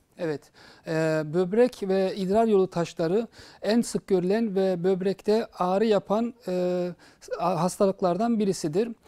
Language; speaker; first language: Turkish; early bilingual, heritage; Turkish